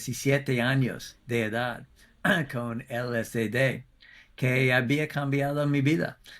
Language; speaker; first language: Spanish; non-native, fluent; English